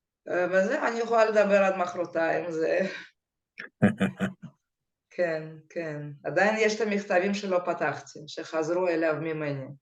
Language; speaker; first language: Hebrew; non-native, fluent; Russian